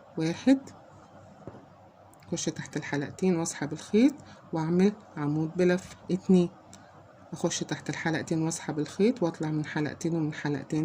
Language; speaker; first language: Arabic; native; Arabic